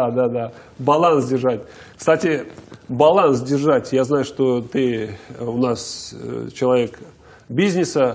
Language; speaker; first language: Russian; native; Russian